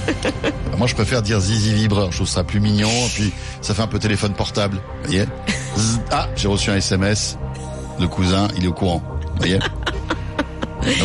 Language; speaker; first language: French; native; French